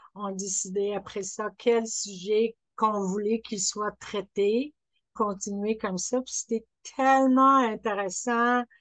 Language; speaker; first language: French; non-native, fluent; English